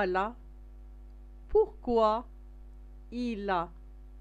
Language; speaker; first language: French; non-native, local second language; Arabic